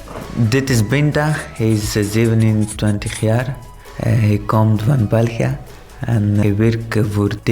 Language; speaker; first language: Dutch; non-native, learner; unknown